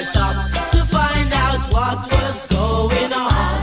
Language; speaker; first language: English; native; English